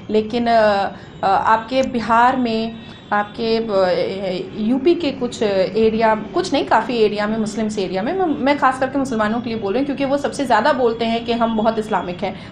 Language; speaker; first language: Hindi; native; Hindi